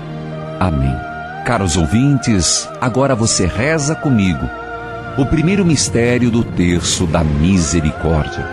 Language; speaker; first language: Portuguese; native; Portuguese